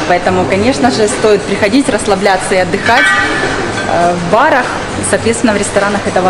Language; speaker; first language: Russian; native; Russian